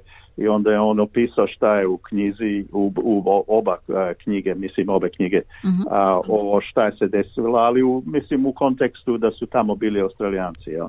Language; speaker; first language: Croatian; early bilingual, heritage; Serbian